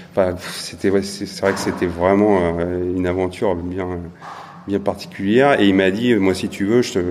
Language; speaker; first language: French; native; French